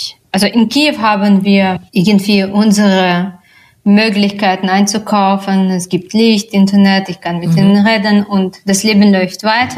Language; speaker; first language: German; non-native, fluent; Russian